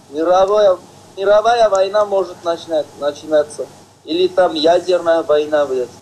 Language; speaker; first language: Russian; non-native, fluent; Armenian